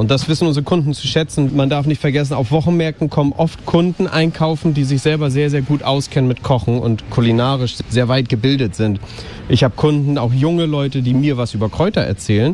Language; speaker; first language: German; native; German